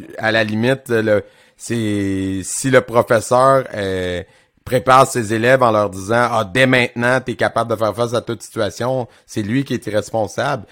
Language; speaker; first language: French; native; French